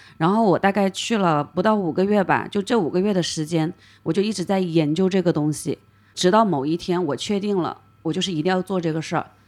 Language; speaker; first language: Chinese; native; Chinese